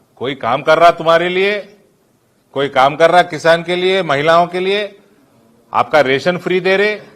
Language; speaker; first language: Hindi; non-native, local second language; Telugu